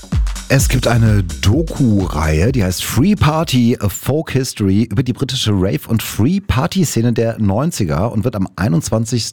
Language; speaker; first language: German; native; German